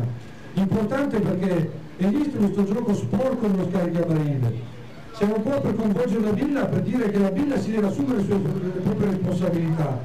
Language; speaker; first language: Italian; native; Italian